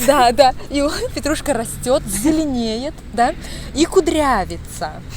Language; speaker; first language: Russian; native; Russian